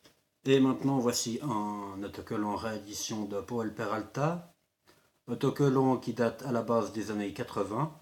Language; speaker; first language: French; native; French